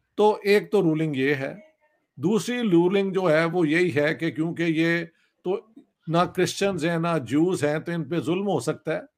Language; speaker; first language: Urdu; non-native, local second language; Punjabi